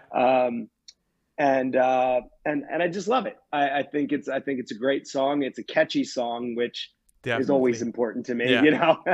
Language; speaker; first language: English; native; English